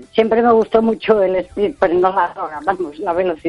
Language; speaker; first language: Spanish; native; Spanish